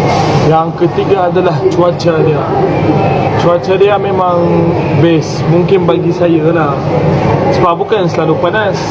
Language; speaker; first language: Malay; non-native, fluent; Arabic